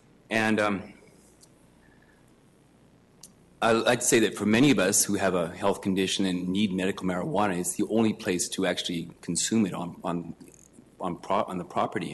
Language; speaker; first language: English; native; English